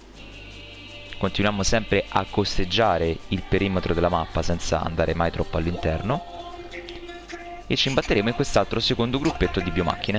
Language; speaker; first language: Italian; native; Italian